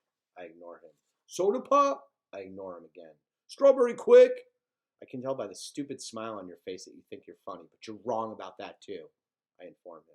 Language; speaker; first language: English; native; English